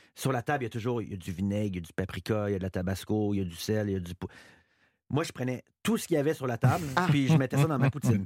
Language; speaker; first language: French; native; French